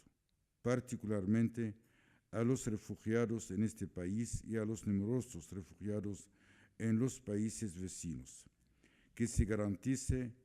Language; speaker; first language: Spanish; non-native, fluent; Arabic